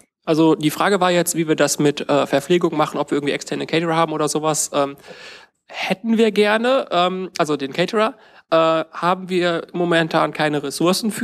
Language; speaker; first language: German; native; German